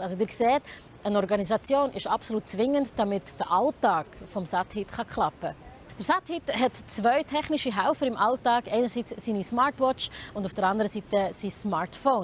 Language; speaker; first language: German; native; German